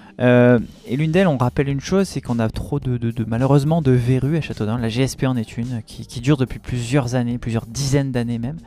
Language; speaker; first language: French; native; French